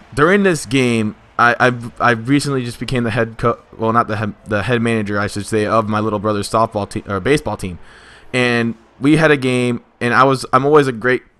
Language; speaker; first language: English; native; English